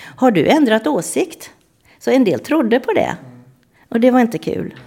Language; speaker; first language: Swedish; native; Swedish